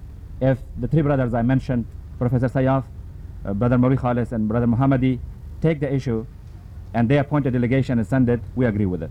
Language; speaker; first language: English; non-native, fluent; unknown